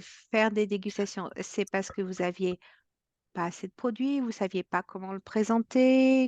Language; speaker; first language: French; native; French